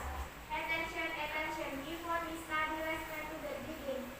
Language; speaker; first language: English; non-native, learner; Indonesian